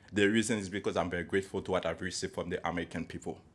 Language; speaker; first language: English; non-native, fluent; Haitian Creole